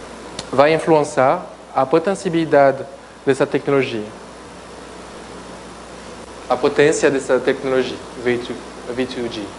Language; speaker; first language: Portuguese; non-native, fluent; French